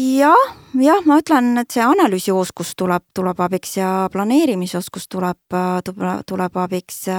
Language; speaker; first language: Estonian; non-native, local second language; Russian